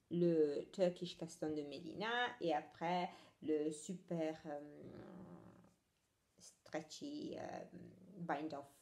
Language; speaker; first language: French; non-native, fluent; Italian